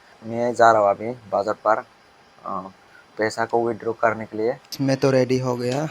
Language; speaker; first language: Hindi; non-native, local second language; Kok Borok